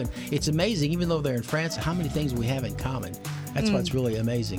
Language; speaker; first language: English; native; English